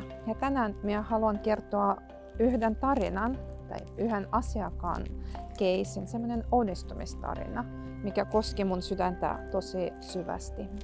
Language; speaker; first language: Finnish; non-native, fluent; Russian